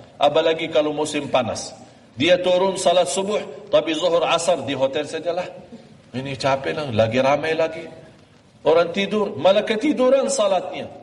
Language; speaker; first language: Malay; non-native, fluent; Arabic